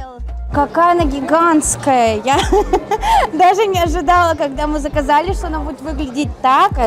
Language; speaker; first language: Russian; native; Russian